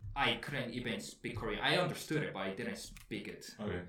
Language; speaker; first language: English; early bilingual, heritage; Spanish